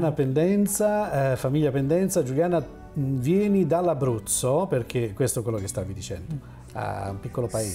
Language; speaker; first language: Italian; native; Italian